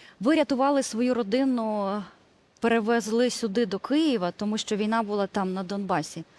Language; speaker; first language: Ukrainian; native; Ukrainian